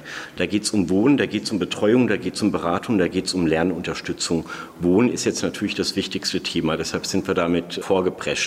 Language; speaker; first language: German; native; German